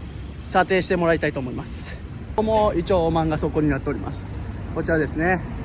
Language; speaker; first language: Japanese; non-native, fluent; Nepali